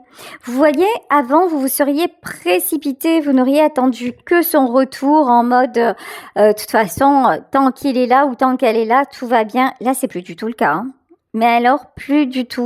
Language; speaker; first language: French; native; French